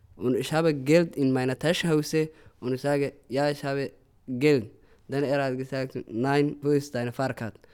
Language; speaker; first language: German; non-native, learner; Somali